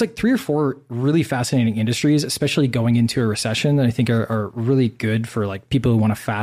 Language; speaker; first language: English; native; English